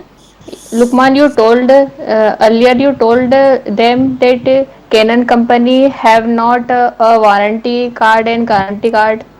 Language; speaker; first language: English; non-native, learner; Hindi